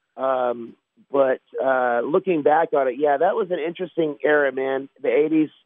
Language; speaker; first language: English; native; English